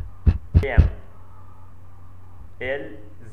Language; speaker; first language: French; non-native, learner; Central Kurdish